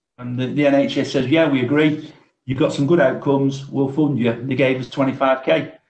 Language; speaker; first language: English; native; English